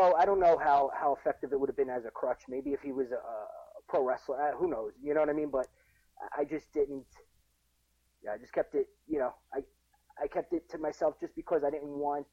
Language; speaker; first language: English; native; English